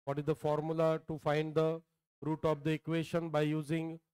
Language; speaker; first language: English; non-native, local second language; Marathi